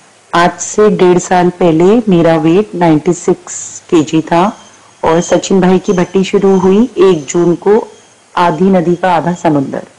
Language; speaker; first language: Hindi; native; Hindi